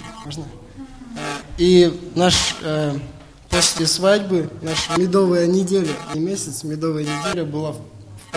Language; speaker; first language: Czech; non-native, learner; Russian